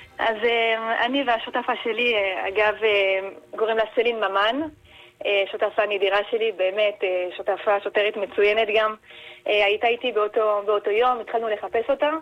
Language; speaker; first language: Hebrew; non-native, fluent; French